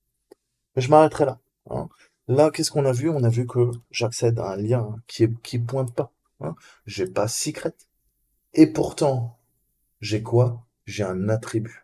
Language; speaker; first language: French; native; French